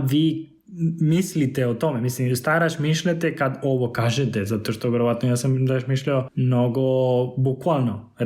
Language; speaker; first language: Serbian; non-native, fluent; Spanish